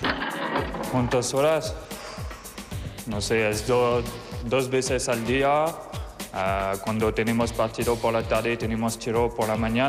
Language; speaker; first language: Spanish; non-native, fluent; French